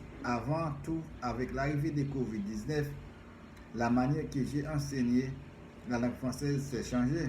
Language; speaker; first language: French; non-native, fluent; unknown